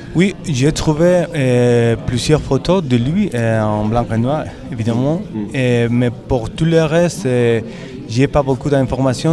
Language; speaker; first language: French; non-native, learner; Spanish